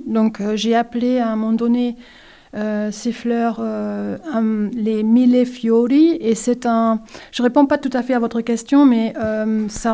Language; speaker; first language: French; non-native, fluent; German